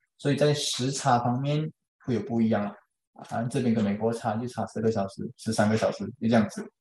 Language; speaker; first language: Chinese; native; Chinese